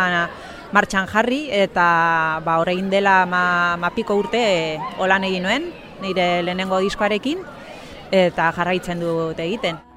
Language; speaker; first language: Basque; non-native, local second language; Spanish